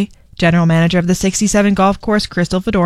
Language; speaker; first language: English; native; English